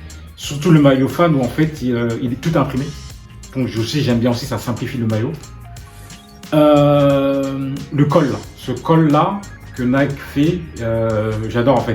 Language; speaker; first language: French; native; French